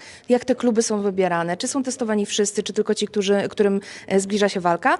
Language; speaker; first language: Polish; native; Polish